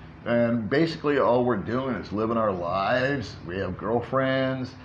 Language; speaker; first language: English; native; English